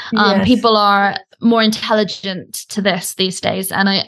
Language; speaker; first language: English; native; English